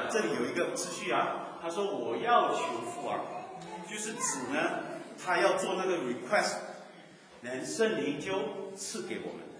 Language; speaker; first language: Chinese; native; Chinese